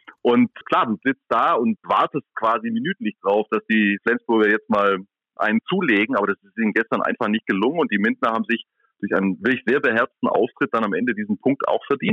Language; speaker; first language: German; native; German